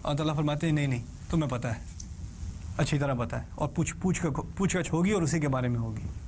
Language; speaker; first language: Urdu; early bilingual, heritage; Urdu